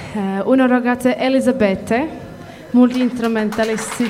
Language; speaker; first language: English; non-native, fluent; Latvian